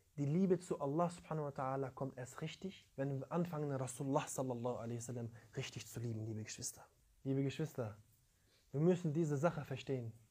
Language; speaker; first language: German; early bilingual, other home language; Turkish